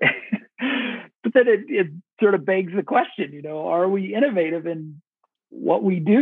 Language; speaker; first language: English; native; English